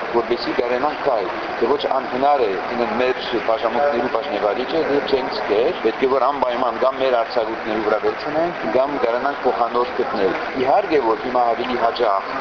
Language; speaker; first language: Armenian; early bilingual, heritage; Armenian